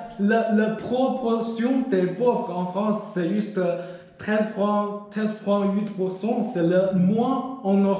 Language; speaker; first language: French; non-native, learner; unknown